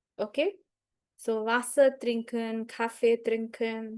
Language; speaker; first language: German; non-native, fluent; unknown